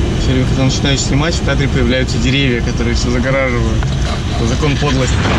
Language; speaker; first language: Russian; native; Russian